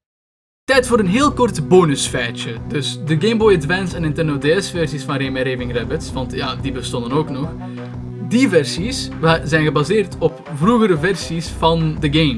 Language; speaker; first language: Dutch; native; Dutch